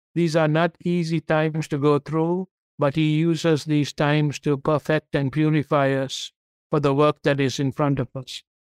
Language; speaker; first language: English; non-native, local second language; Tamil